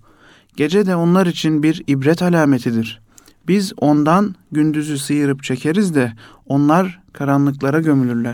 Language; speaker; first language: Turkish; native; Turkish